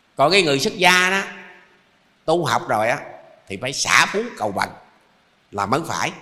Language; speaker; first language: Vietnamese; native; Vietnamese